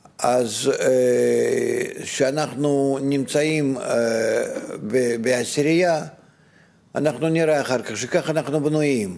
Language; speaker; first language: Hebrew; non-native, fluent; Russian